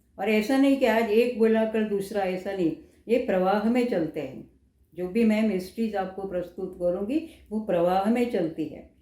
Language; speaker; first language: Hindi; non-native, local second language; Gujarati